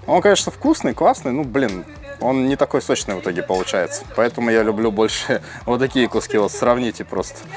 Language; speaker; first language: Russian; native; Russian